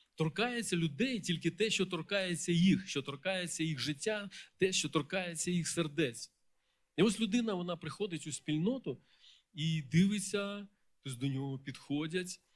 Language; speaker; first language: Ukrainian; non-native, local second language; Russian